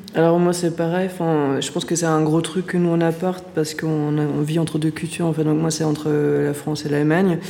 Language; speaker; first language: French; non-native, fluent; German